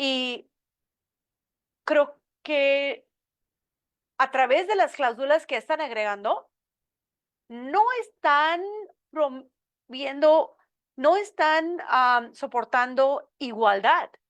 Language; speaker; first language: Spanish; non-native, learner; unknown